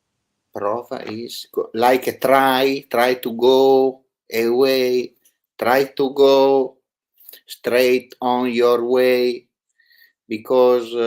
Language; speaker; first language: English; non-native, learner; Italian